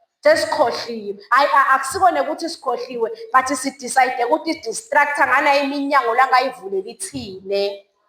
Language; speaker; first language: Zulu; non-native, local second language; Swati